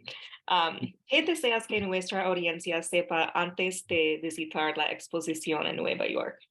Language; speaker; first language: Spanish; non-native, fluent; English